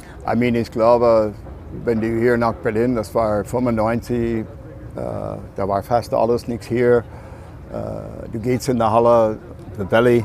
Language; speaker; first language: German; non-native, fluent; English